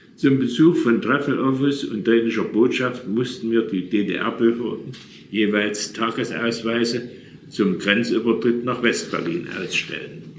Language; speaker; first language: German; native; German